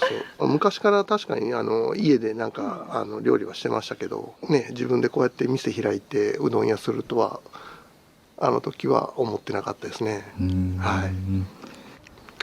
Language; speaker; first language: Japanese; native; Japanese